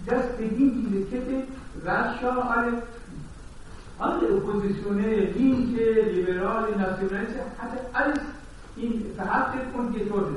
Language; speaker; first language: German; non-native, learner; Persian